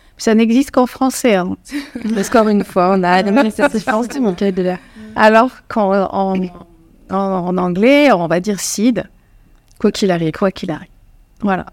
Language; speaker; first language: French; non-native, local second language; Arabic